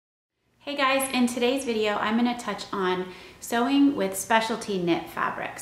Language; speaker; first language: English; native; English